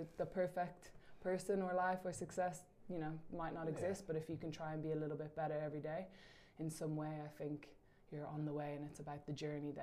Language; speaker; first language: English; native; English